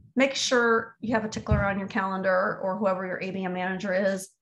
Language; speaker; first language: English; native; English